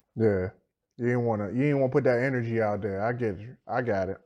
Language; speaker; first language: English; native; English